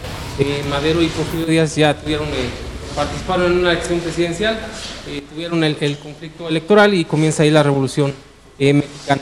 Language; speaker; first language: Spanish; native; Spanish